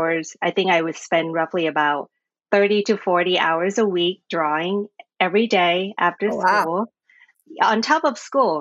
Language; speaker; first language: English; non-native, fluent; Thai